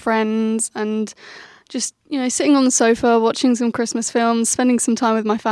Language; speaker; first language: English; native; English